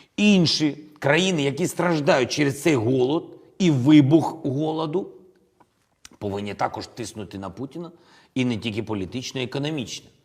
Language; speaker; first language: Ukrainian; non-native, local second language; Russian